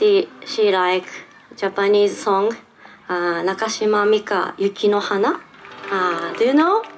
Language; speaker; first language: English; non-native, learner; Japanese